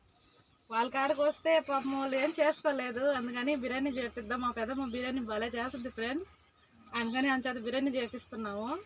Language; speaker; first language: Telugu; native; Telugu